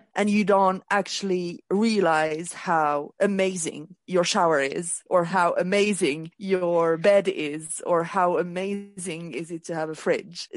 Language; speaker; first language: English; non-native, fluent; Arabic